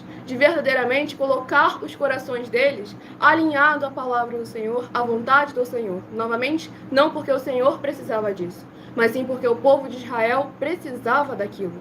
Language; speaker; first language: Portuguese; native; Portuguese